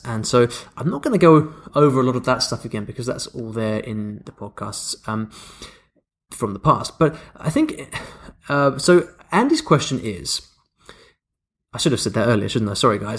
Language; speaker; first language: English; native; English